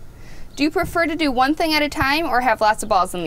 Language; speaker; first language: English; native; English